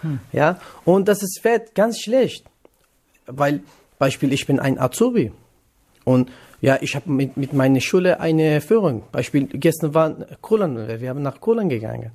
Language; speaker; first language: German; non-native, learner; Kurdish